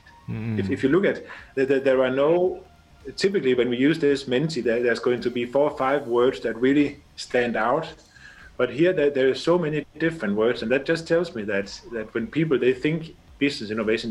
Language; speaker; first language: English; non-native, fluent; Danish